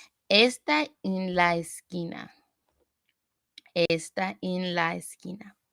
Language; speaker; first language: Spanish; non-native, learner; English